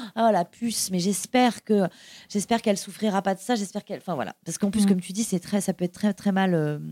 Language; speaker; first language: French; native; French